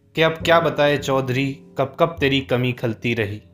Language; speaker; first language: Hindi; native; Hindi